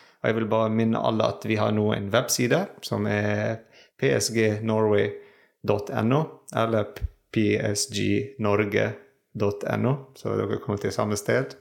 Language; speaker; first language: Norwegian; non-native, fluent; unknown